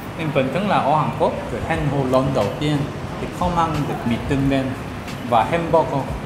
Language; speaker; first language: Vietnamese; non-native, fluent; Korean